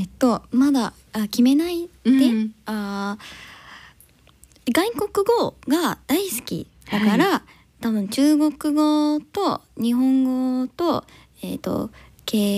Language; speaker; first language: Japanese; non-native, learner; English